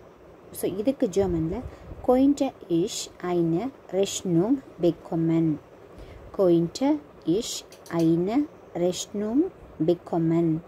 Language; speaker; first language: German; non-native, learner; Tamil